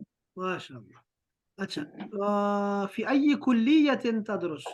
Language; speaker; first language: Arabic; non-native, fluent; Urdu